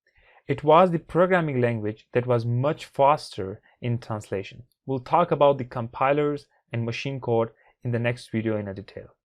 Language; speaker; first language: English; non-native, fluent; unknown